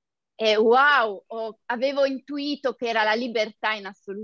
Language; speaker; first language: Italian; native; Italian